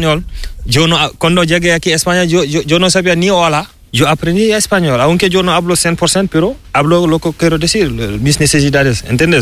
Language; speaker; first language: Spanish; non-native, learner; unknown